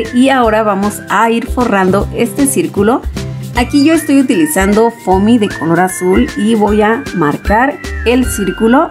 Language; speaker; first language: Spanish; native; Spanish